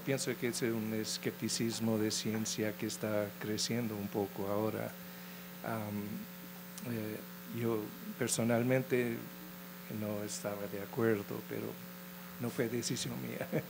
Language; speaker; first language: Spanish; non-native, fluent; English